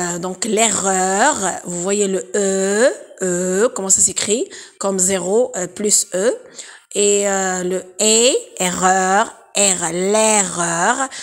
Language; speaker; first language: French; non-native, local second language; Arabic